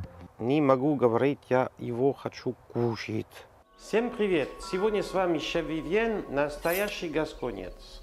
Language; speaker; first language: Russian; non-native, learner; French